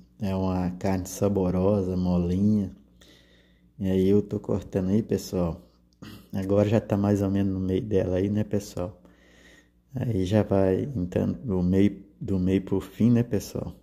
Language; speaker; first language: Portuguese; native; Portuguese